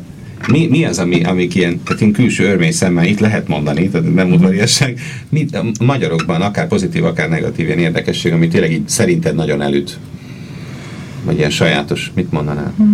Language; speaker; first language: Hungarian; native; Hungarian